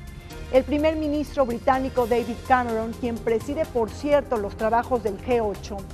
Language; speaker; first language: Spanish; native; Spanish